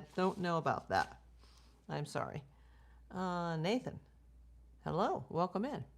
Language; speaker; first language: English; native; English